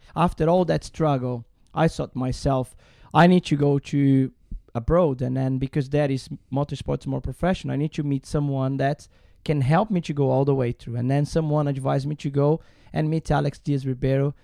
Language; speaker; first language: English; non-native, learner; Portuguese